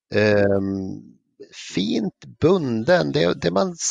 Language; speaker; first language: Swedish; native; Swedish